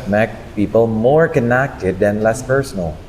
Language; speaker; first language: English; non-native, fluent; Indonesian